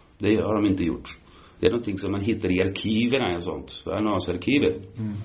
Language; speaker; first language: Swedish; early bilingual, heritage; Swedish